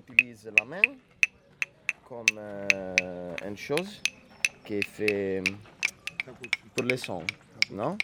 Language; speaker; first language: French; non-native, learner; Italian